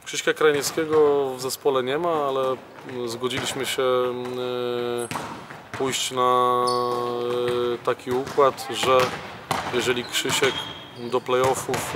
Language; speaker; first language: Polish; native; Polish